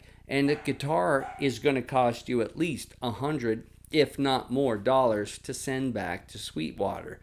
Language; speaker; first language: English; native; English